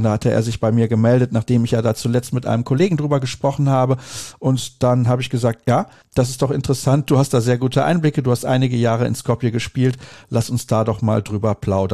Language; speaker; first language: German; native; German